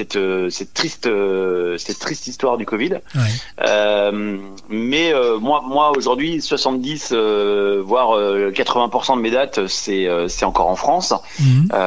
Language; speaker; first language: French; native; French